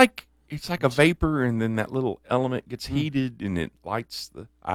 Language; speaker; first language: English; native; English